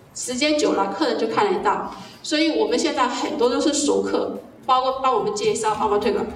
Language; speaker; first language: Chinese; native; Chinese